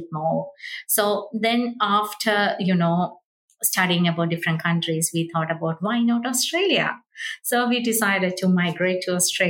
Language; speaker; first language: English; non-native, local second language; Malayalam